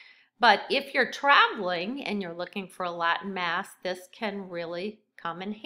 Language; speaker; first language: English; native; English